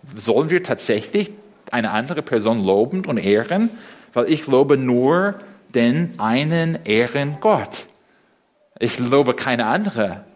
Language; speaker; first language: German; non-native, fluent; English